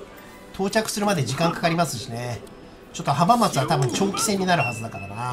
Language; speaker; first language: Japanese; native; Japanese